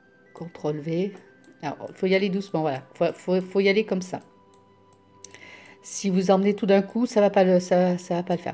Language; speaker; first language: French; native; French